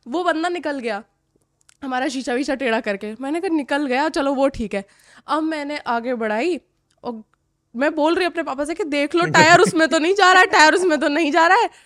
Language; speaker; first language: Hindi; native; Hindi